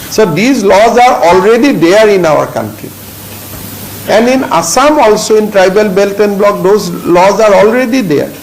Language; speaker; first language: English; non-native, local second language; Assamese